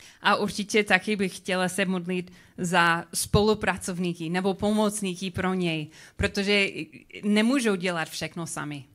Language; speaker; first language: Czech; non-native, learner; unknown